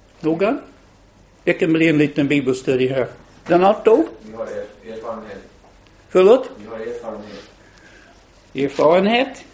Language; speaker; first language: Swedish; non-native, fluent; English